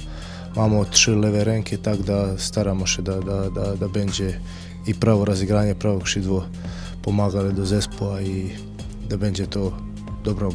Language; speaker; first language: Polish; non-native, learner; Croatian